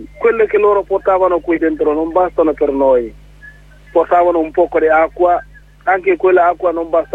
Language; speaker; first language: Italian; non-native, learner; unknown